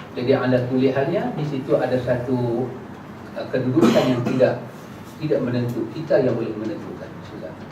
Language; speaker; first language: Malay; native; Malay